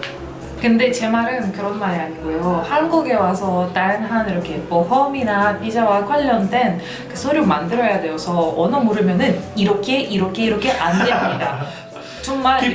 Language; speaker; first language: Korean; non-native, fluent; Russian